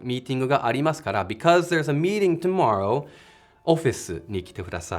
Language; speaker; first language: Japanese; non-native, fluent; English